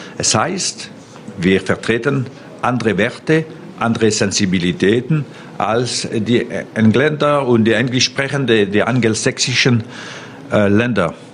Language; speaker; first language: German; non-native, local second language; French